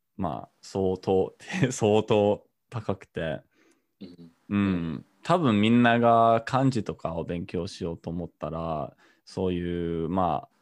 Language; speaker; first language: Japanese; non-native, fluent; English